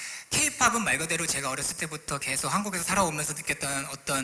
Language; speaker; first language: Korean; native; Korean